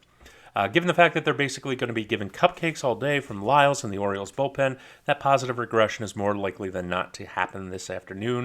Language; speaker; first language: English; native; English